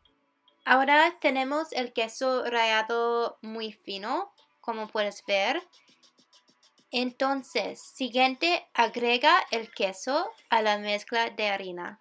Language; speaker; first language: Spanish; non-native, fluent; English